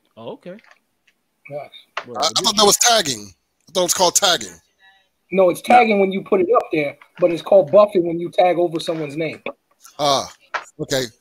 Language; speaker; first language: English; native; English